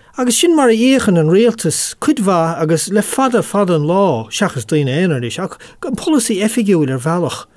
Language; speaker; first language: Irish; non-native, local second language; English